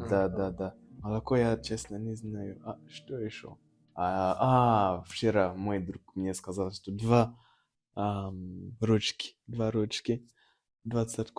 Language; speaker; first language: Russian; non-native, learner; Nyanja